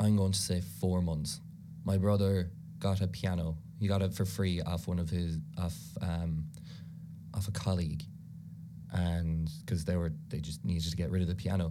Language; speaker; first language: English; non-native, local second language; Irish